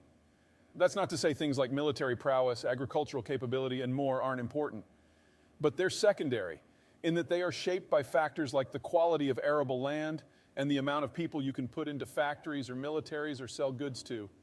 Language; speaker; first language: English; native; English